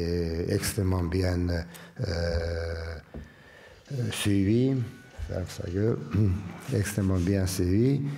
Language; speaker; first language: French; non-native, fluent; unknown